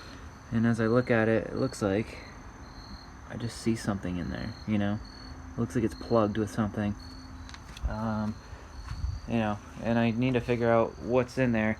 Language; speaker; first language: English; native; English